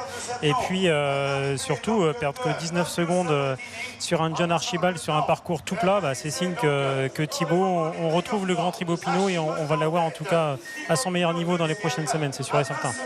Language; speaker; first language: French; native; French